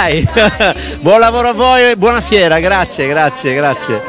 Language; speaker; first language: Italian; native; Italian